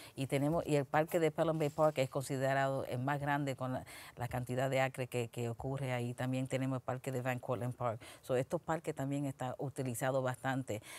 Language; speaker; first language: Spanish; early bilingual, heritage; Spanish